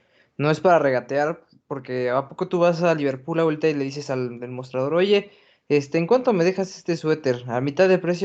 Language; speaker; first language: Spanish; native; Spanish